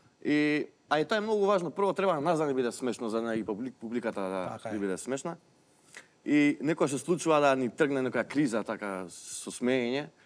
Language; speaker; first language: Macedonian; non-native, local second language; Albanian